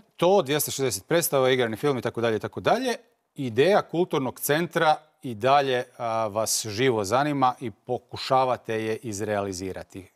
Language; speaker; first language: Croatian; native; Croatian